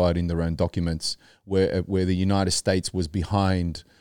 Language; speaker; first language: English; early bilingual, other home language; Spanish